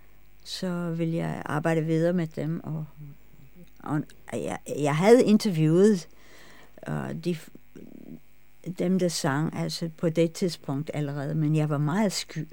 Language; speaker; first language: Danish; non-native, fluent; English